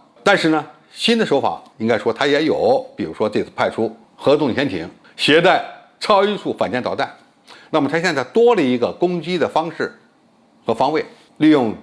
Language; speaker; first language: Chinese; native; Chinese